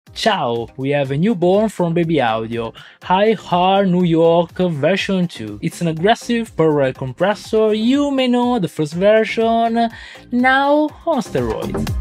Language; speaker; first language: English; non-native, fluent; Italian